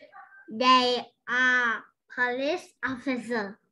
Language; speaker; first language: English; non-native, learner; Vietnamese